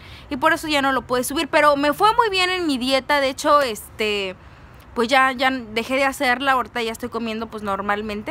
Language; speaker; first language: Spanish; native; Spanish